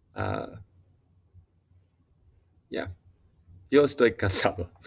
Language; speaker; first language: Spanish; non-native, fluent; English